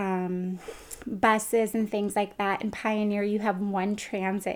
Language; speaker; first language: English; native; English